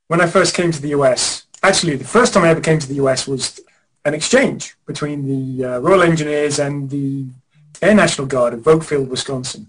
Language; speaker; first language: English; native; English